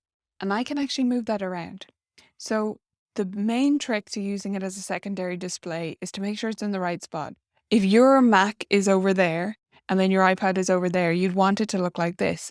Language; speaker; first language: English; native; English